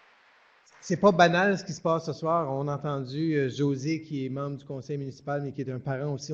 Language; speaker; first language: French; native; French